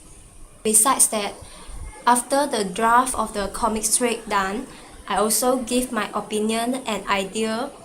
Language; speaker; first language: English; non-native, local second language; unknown